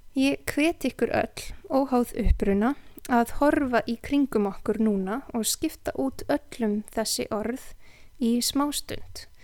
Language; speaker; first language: Icelandic; non-native, fluent; Serbian